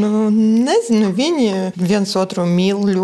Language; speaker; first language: Latvian; non-native, local second language; Russian